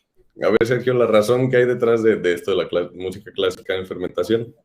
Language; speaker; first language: Spanish; native; Spanish